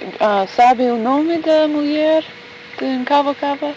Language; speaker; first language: Portuguese; non-native, fluent; English